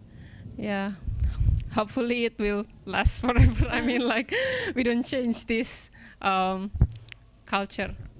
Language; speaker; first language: English; non-native, local second language; Indonesian